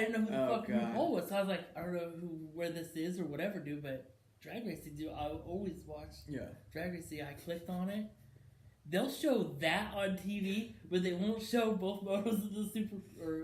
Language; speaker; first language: English; native; English